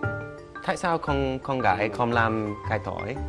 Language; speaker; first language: Vietnamese; non-native, learner; English